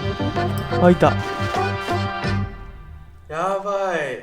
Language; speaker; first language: Japanese; native; Japanese